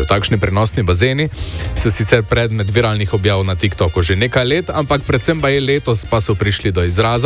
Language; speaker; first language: Slovenian; native; Slovenian